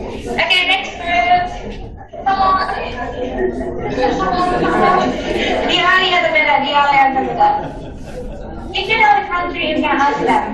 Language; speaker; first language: English; non-native, fluent; Russian